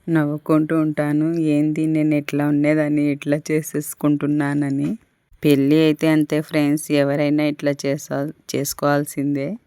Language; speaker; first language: Telugu; non-native, local second language; Urdu